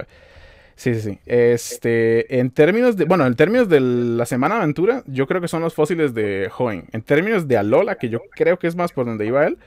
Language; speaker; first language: Spanish; native; Spanish